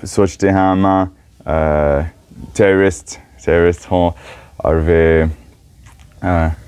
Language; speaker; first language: Hindi; non-native, learner; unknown